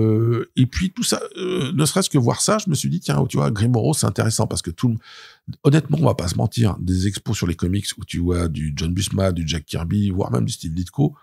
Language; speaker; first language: French; native; French